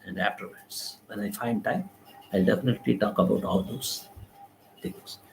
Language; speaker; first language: English; non-native, local second language; Telugu